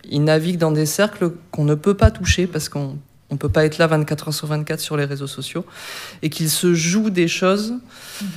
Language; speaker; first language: French; native; French